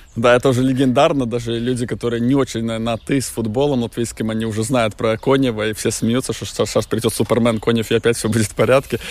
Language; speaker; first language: Russian; non-native, local second language; Latvian